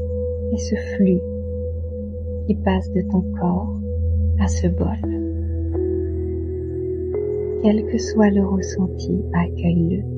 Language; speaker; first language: French; native; French